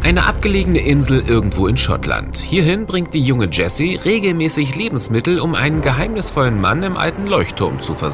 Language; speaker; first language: German; native; German